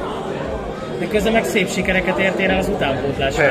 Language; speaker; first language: Hungarian; native; Hungarian